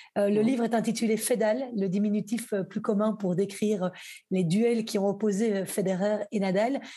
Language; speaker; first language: French; native; French